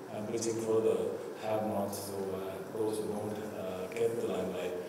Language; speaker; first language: English; non-native, local second language; Tamil